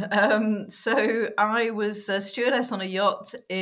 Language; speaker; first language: English; native; English